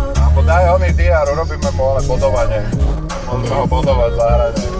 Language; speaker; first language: Slovak; native; Slovak